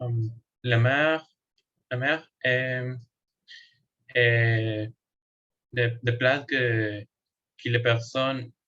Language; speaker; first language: French; non-native, learner; Spanish